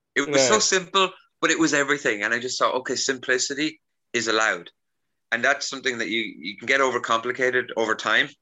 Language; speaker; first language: English; native; English